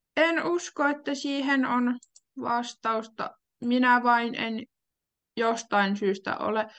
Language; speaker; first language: Finnish; native; Finnish